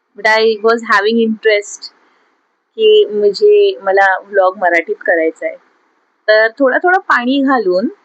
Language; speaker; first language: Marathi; non-native, local second language; Urdu